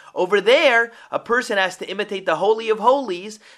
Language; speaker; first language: English; native; English